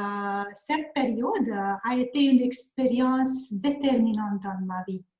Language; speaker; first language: French; non-native, learner; Hungarian